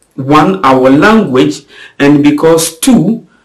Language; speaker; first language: English; non-native, local second language; Akan